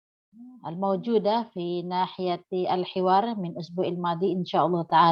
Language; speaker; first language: Arabic; non-native, fluent; Indonesian